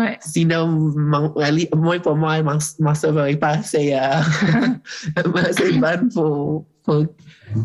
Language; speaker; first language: French; non-native, learner; English